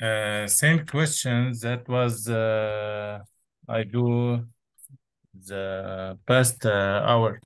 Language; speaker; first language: English; non-native, learner; Arabic